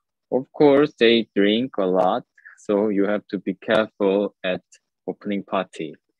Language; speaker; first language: English; non-native, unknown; Korean